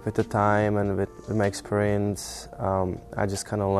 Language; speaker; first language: English; non-native, fluent; Czech